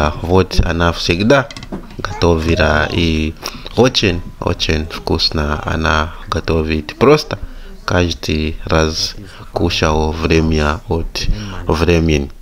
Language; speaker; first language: Russian; non-native, fluent; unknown